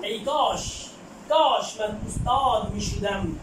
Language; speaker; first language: Persian; non-native, fluent; Urdu